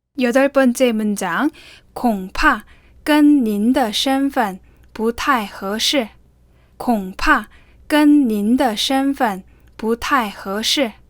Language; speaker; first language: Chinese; non-native, fluent; Korean